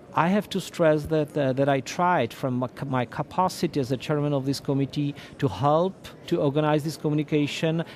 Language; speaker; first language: English; non-native, fluent; Czech